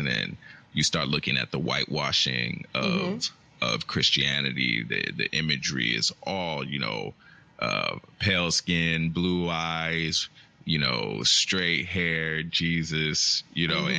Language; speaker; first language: English; native; English